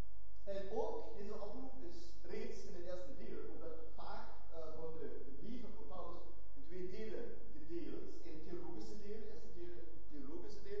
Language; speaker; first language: Dutch; non-native, fluent; German